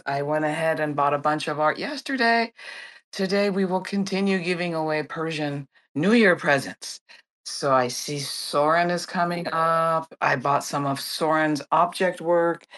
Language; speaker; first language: English; early bilingual, other home language; Persian